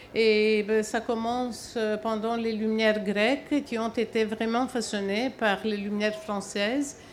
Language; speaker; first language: French; non-native, fluent; Greek